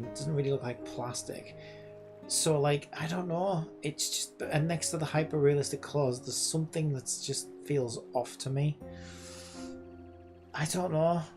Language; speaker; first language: English; native; English